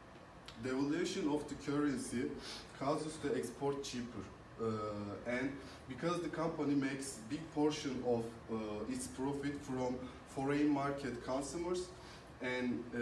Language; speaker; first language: English; non-native, learner; Turkish